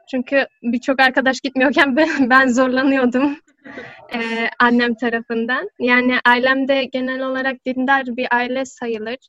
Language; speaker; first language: Turkish; early bilingual, other home language; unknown